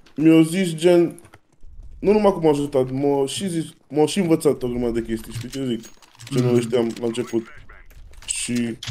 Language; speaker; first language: Romanian; early bilingual, other home language; English